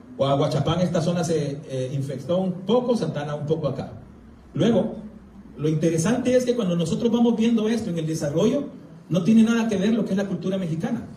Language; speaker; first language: Spanish; native; Spanish